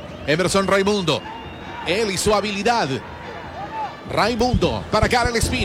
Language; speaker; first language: Spanish; native; Spanish